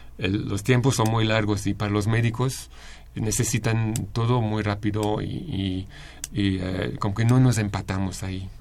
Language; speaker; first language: Spanish; non-native, fluent; English